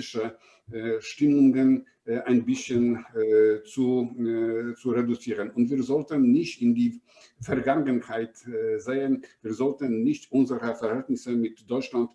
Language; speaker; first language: German; non-native, fluent; Polish